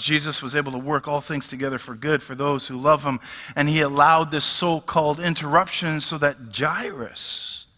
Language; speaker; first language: English; native; English